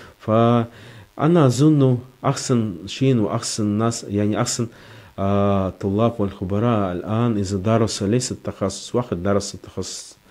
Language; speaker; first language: Arabic; non-native, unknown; Russian